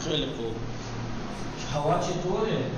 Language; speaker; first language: Persian; non-native, fluent; Urdu